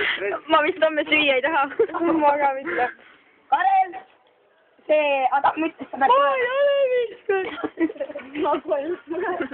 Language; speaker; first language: Estonian; native; Estonian